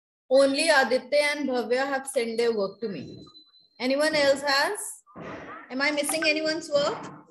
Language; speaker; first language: English; non-native, local second language; Hindi